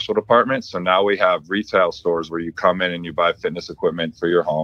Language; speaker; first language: English; native; English